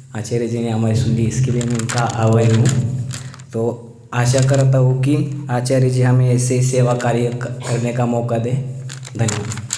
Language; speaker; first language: Hindi; non-native, local second language; Marathi